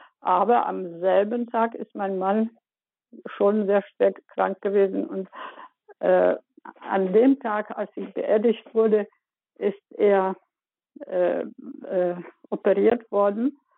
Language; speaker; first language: German; early bilingual, other home language; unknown